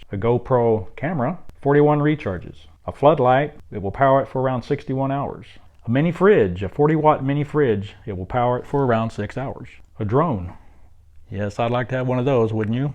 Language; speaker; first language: English; native; English